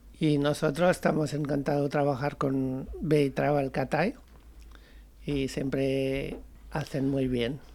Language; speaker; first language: Spanish; non-native, fluent; Tamil